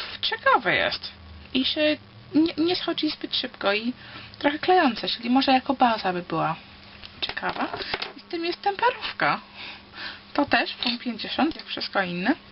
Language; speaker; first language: Polish; early bilingual, heritage; Polish